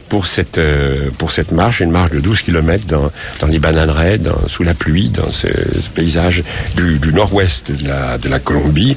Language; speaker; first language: French; native; French